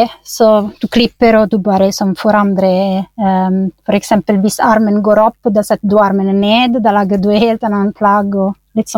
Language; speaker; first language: Norwegian; non-native, fluent; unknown